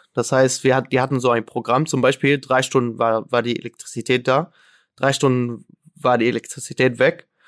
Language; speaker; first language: German; non-native, fluent; Arabic